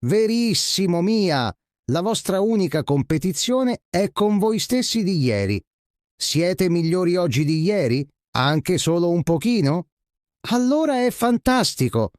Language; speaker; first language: Italian; non-native, fluent; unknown